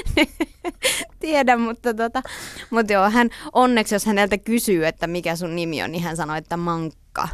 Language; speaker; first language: Finnish; non-native, local second language; Swedish